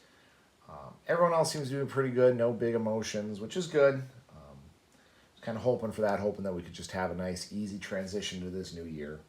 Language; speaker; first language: English; native; English